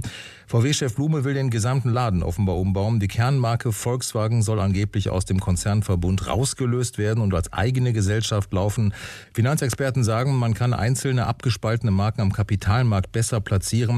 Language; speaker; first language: German; native; German